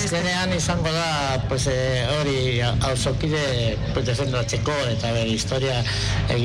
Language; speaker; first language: Basque; non-native, local second language; Spanish